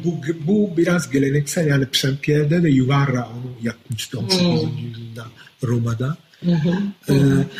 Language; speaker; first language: Turkish; non-native, fluent; Italian